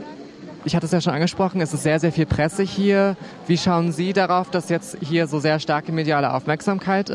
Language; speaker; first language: German; native; German